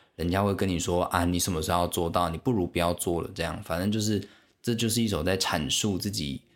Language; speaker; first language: Chinese; non-native, local second language; Min Nan Chinese